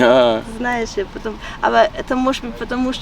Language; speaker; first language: Russian; early bilingual, heritage; Russian